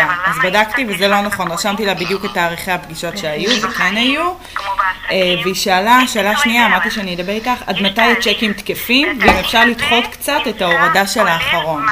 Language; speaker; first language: Hebrew; native; Hebrew